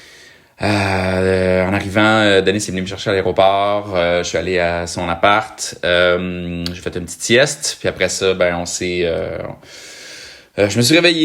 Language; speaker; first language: French; native; French